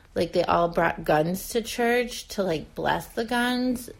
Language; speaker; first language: English; native; English